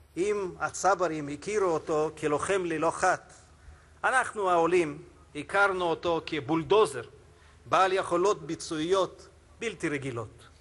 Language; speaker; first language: Hebrew; non-native, fluent; Russian